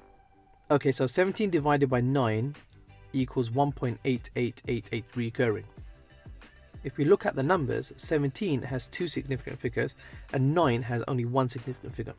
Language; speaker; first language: English; native; English